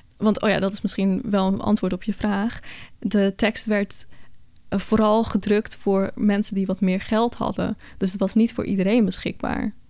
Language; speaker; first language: Dutch; early bilingual, other home language; Persian